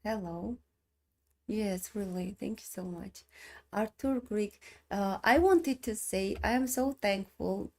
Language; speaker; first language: English; non-native, learner; Armenian